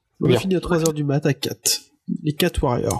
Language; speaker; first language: French; native; French